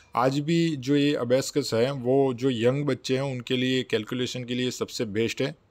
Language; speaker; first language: Hindi; non-native, local second language; Gujarati